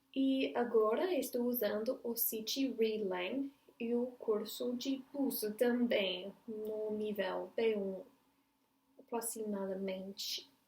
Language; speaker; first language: Portuguese; non-native, learner; English